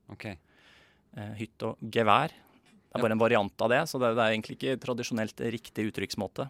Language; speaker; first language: Norwegian; native; Norwegian